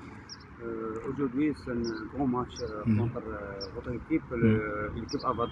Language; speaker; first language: French; non-native, local second language; Arabic